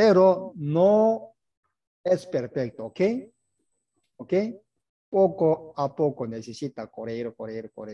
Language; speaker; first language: Spanish; non-native, learner; Korean